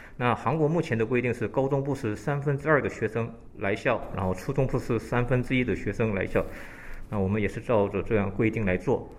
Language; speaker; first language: Chinese; early bilingual, heritage; Chinese